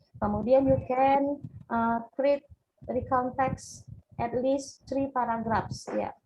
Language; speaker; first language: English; non-native, fluent; Indonesian